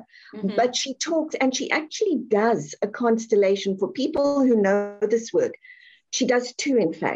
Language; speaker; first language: English; native; English